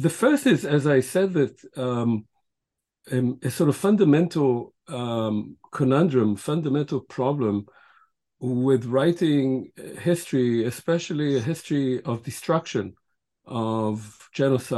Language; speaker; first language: English; non-native, fluent; Hebrew